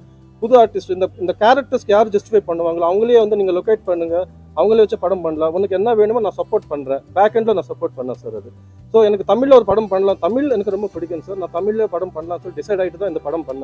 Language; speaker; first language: Tamil; non-native, local second language; Telugu